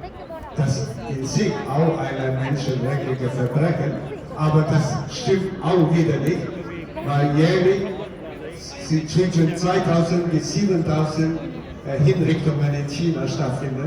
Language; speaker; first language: German; non-native, fluent; Cantonese